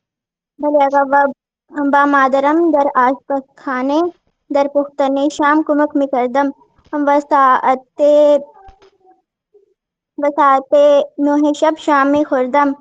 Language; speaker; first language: Persian; non-native, learner; Urdu